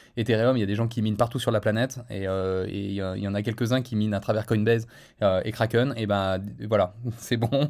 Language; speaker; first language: French; native; French